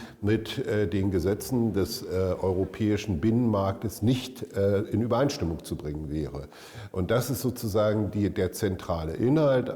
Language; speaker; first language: German; native; German